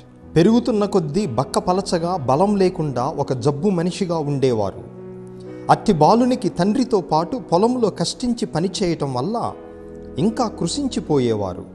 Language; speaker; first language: Telugu; native; Telugu